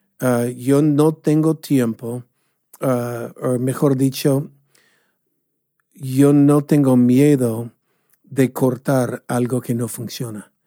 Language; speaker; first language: Spanish; non-native, fluent; English